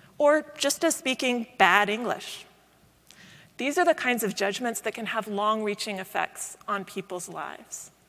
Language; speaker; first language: English; native; English